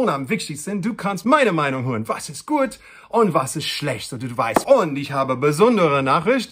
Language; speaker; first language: German; non-native, learner; English